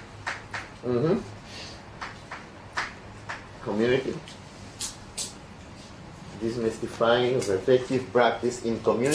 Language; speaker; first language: English; non-native, fluent; Spanish